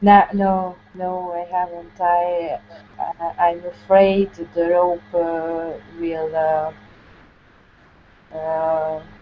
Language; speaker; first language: English; non-native, learner; Hungarian